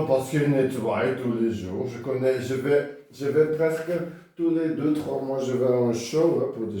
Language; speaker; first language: French; non-native, fluent; Dutch